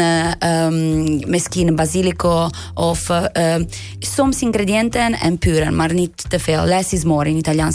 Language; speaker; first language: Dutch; non-native, learner; Italian